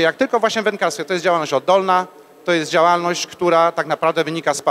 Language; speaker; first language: Polish; native; Polish